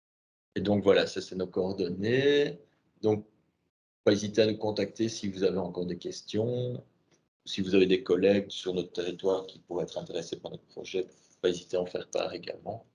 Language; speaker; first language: French; native; French